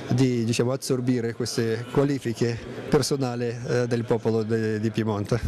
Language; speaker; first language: Italian; non-native, fluent; Russian